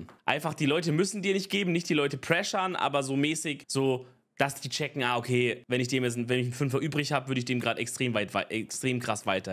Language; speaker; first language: German; native; German